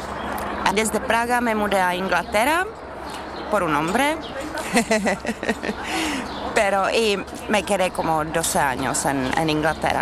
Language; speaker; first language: Spanish; non-native, fluent; Czech